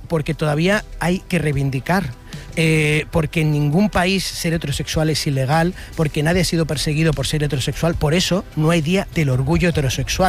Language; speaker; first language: Spanish; native; Spanish